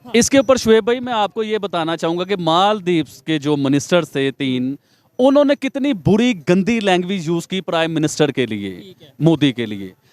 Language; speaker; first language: Urdu; non-native, local second language; Punjabi